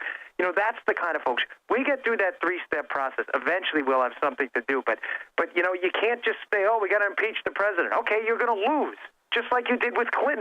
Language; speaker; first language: English; native; English